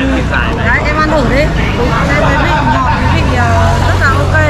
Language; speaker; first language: Vietnamese; native; Vietnamese